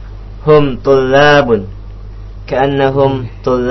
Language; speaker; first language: Arabic; non-native, learner; Indonesian